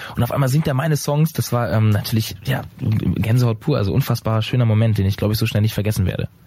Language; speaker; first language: German; native; German